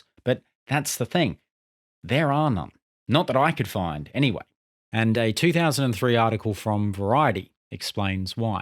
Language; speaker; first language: English; native; English